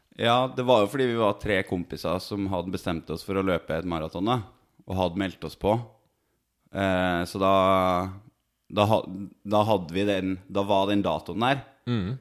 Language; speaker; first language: Norwegian; native; Norwegian